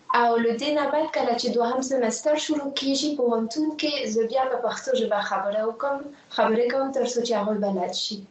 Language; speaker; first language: Pashto; non-native, fluent; French